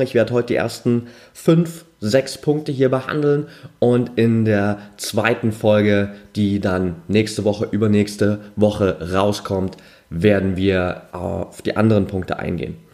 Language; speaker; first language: German; native; German